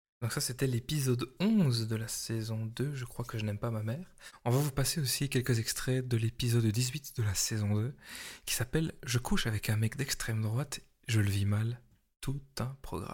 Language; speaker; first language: French; native; French